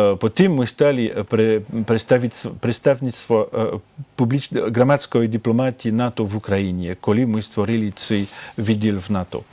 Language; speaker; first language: Ukrainian; non-native, fluent; French